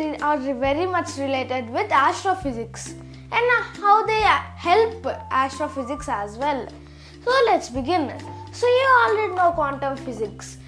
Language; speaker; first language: English; early bilingual, other home language; Telugu